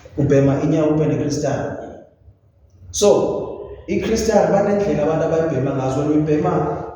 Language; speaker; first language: Zulu; non-native, local second language; Xhosa